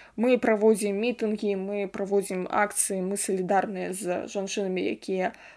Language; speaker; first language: Belarusian; native; Belarusian